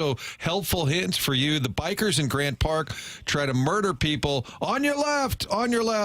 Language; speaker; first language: English; native; English